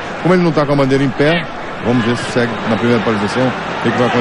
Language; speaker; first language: Portuguese; native; Portuguese